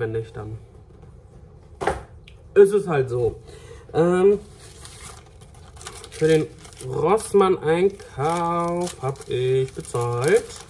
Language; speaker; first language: German; native; German